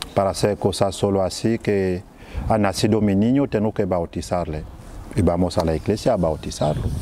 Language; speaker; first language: Spanish; non-native, fluent; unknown